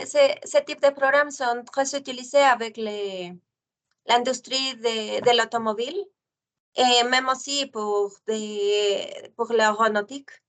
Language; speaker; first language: French; non-native, fluent; Spanish